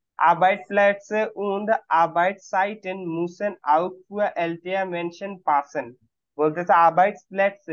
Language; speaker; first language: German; non-native, learner; Bangla